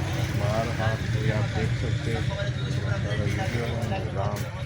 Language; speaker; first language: Hindi; non-native, local second language; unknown